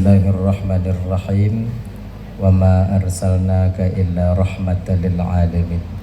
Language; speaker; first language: Malay; non-native, local second language; Achinese